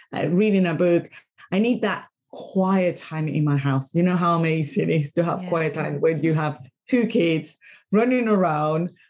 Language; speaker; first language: English; non-native, fluent; Spanish